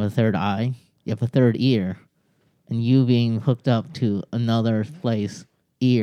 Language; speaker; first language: English; native; English